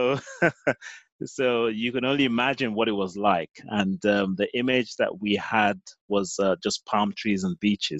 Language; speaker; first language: English; native; English